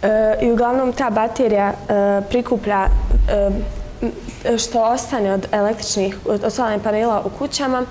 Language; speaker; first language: Bosnian; native; Bosnian